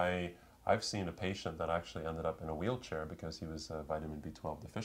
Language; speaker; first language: English; native; English